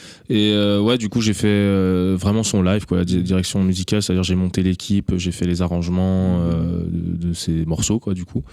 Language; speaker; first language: French; native; French